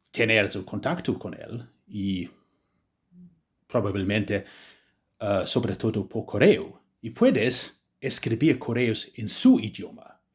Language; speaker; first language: Spanish; non-native, fluent; English